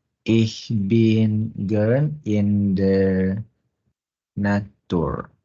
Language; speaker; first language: German; non-native, learner; Indonesian